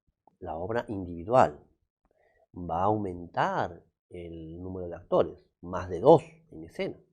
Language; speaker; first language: Spanish; native; Spanish